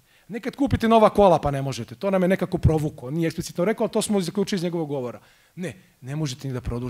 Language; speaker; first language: Croatian; native; Croatian